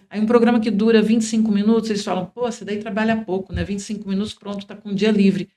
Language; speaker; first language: Portuguese; native; Portuguese